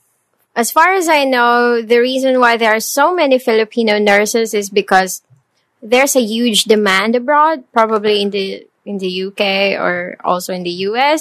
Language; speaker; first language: English; non-native, local second language; Filipino